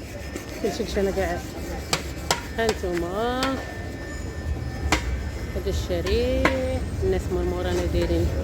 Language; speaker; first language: Arabic; native; Arabic